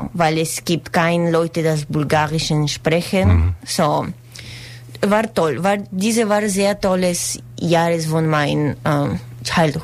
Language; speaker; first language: German; non-native, learner; Spanish